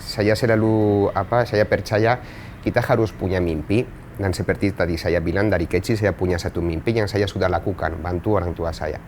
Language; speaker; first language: Indonesian; non-native, fluent; Spanish